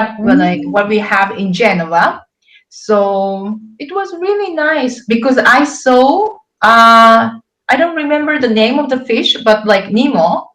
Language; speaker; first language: English; non-native, fluent; Japanese